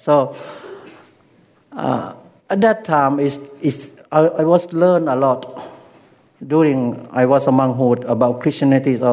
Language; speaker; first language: English; non-native, learner; Lao